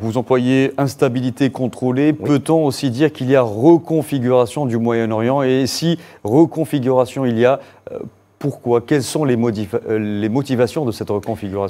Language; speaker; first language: French; non-native, local second language; Arabic